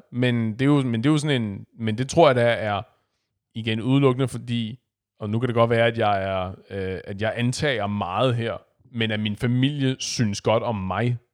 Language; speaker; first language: Danish; native; Danish